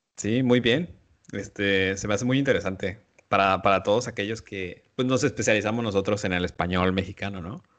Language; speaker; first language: Spanish; native; Spanish